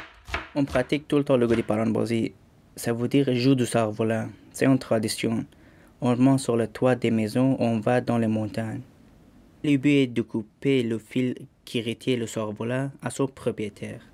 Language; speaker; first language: French; non-native, learner; Persian